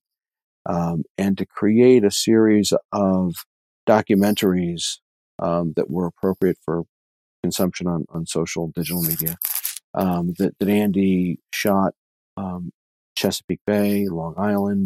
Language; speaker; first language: English; native; English